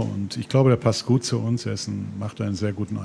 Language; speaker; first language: German; native; German